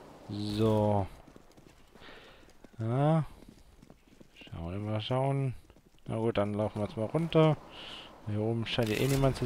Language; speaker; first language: German; native; German